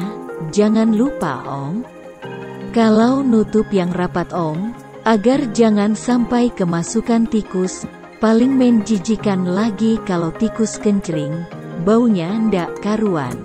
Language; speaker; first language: Indonesian; native; Indonesian